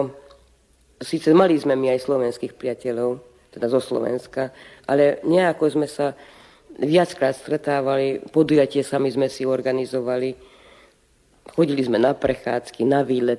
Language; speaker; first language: Slovak; early bilingual, heritage; Slovak